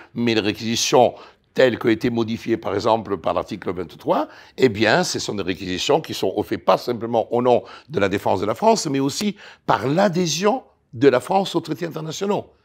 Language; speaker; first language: French; non-native, fluent; Italian